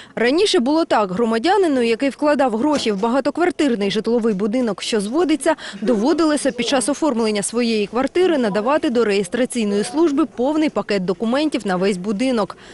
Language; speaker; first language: Ukrainian; native; Ukrainian